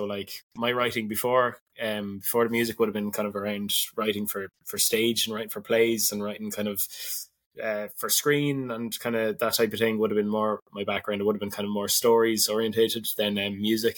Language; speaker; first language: English; native; English